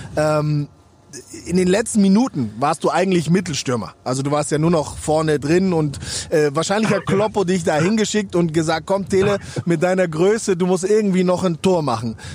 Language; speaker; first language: German; native; German